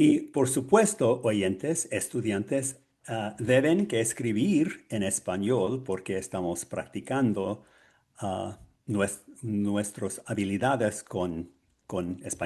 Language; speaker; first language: Spanish; non-native, learner; English